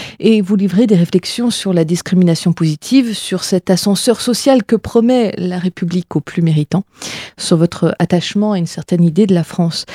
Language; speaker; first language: French; native; French